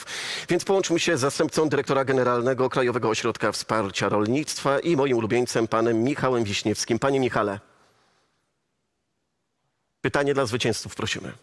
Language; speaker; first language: Polish; native; Polish